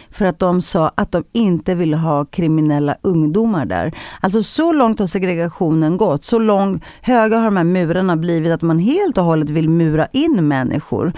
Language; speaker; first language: Swedish; early bilingual, other home language; Greek